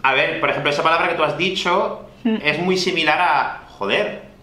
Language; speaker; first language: Spanish; native; Spanish